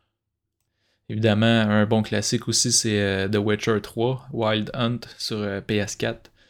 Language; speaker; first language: French; native; French